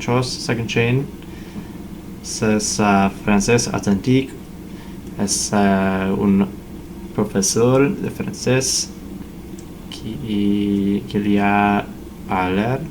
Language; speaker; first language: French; non-native, learner; English